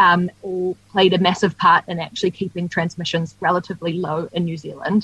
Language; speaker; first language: English; native; English